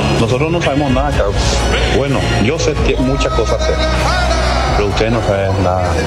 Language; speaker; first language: Spanish; non-native, local second language; Guarani